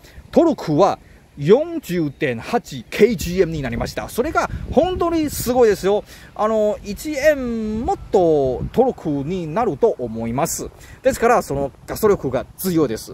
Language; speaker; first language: Japanese; non-native, learner; Chinese